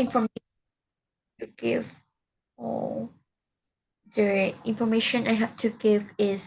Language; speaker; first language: English; non-native, learner; Vietnamese